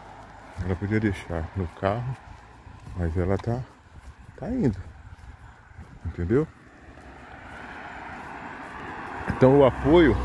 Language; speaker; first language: Portuguese; native; Portuguese